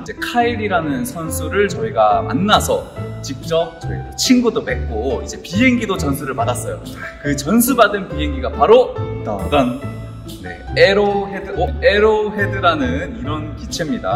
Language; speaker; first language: Korean; native; Korean